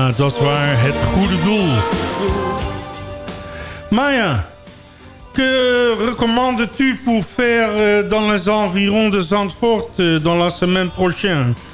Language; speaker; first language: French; non-native, learner; Dutch